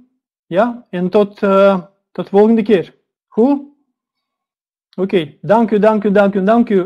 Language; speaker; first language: Dutch; non-native, learner; Russian